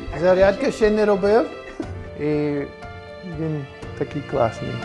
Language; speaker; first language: Ukrainian; non-native, learner; English